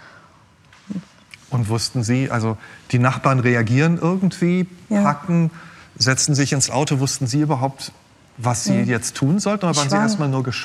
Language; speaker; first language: German; native; German